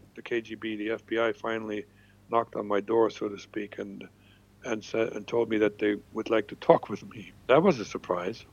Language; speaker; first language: English; non-native, fluent; German